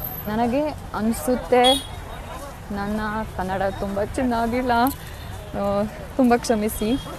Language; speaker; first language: Kannada; non-native, learner; German